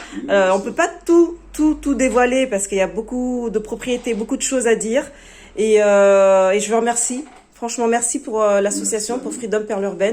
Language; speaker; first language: French; native; French